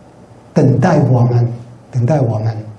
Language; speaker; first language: Chinese; native; Chinese